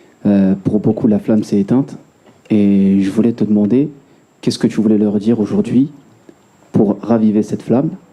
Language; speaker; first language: French; native; French